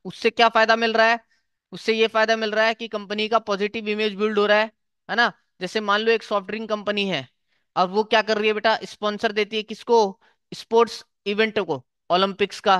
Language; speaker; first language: Hindi; native; Hindi